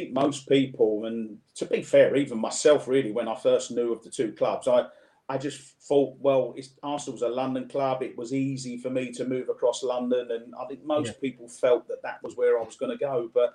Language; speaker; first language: English; native; English